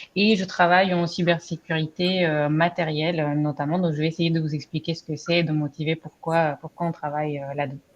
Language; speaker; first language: French; non-native, fluent; Spanish